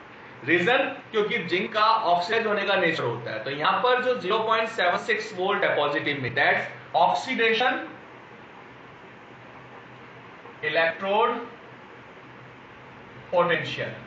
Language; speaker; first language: Hindi; native; Hindi